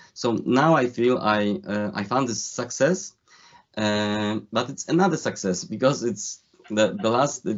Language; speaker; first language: English; non-native, fluent; Polish